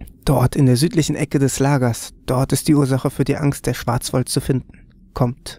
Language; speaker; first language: German; native; German